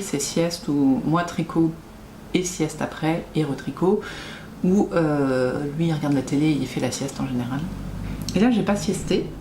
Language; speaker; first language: French; native; French